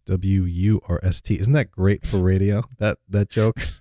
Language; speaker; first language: English; native; English